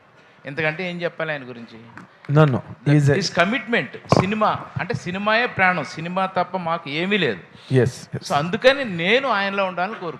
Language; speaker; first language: Telugu; native; Telugu